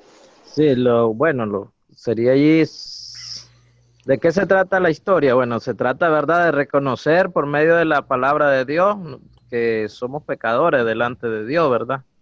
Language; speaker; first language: Spanish; native; Spanish